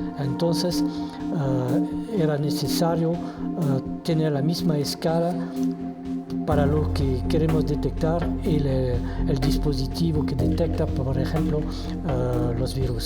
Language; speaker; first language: Spanish; non-native, fluent; French